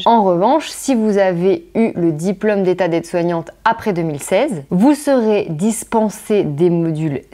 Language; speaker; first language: French; native; French